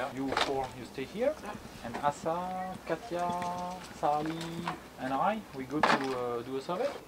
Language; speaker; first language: English; non-native, fluent; French